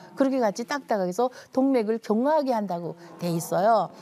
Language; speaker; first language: Korean; native; Korean